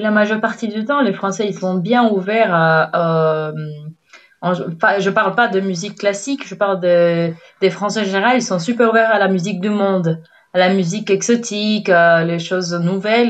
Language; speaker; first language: French; non-native, fluent; Spanish